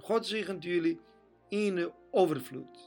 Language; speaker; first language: Dutch; non-native, fluent; Portuguese